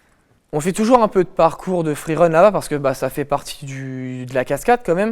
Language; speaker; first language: French; native; French